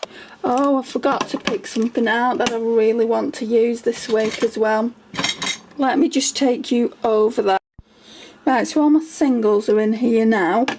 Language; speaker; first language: English; native; English